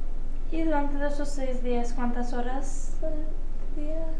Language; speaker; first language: Spanish; early bilingual, heritage; Spanish